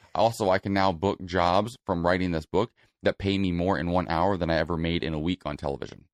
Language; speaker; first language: English; native; English